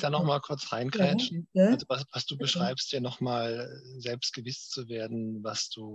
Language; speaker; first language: German; native; German